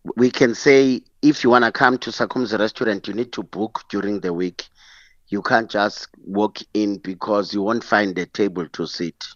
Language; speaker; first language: English; non-native, local second language; Xhosa